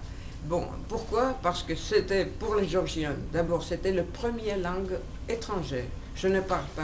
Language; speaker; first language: French; non-native, fluent; Georgian